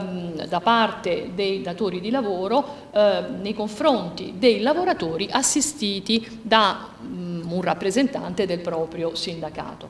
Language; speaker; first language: Italian; native; Italian